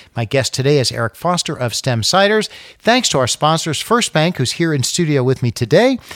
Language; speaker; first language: English; native; English